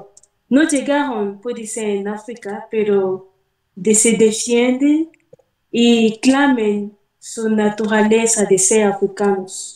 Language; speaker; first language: Spanish; non-native, fluent; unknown